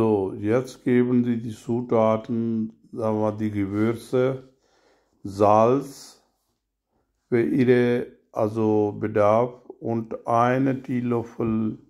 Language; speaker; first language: German; non-native, learner; Urdu